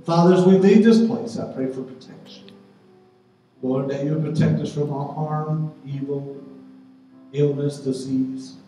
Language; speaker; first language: English; native; English